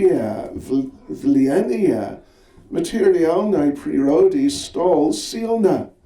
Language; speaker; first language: Russian; non-native, learner; English